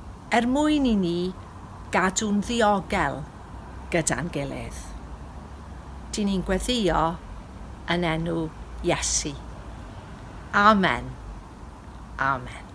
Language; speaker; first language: Welsh; non-native, local second language; English